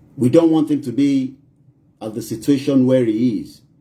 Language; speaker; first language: English; non-native, local second language; Yoruba